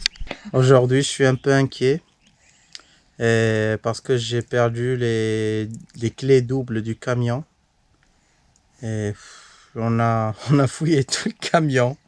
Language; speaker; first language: French; native; French